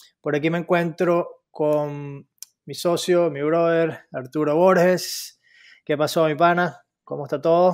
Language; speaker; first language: Spanish; native; Spanish